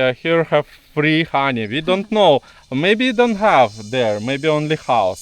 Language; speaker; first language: English; non-native, learner; Russian